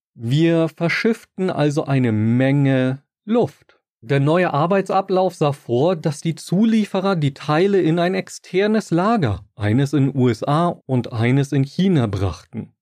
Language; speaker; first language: German; native; German